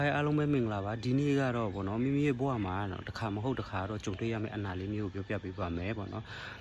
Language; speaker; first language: Burmese; non-native, local second language; Shan